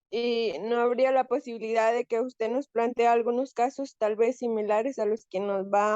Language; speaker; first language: Spanish; native; Spanish